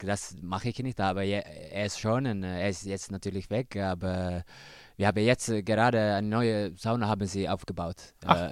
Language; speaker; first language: German; non-native, learner; Finnish